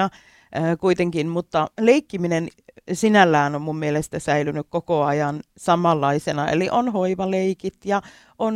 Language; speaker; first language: Finnish; native; Finnish